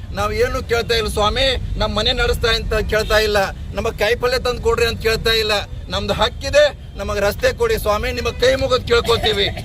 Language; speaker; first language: Kannada; non-native, local second language; Lambadi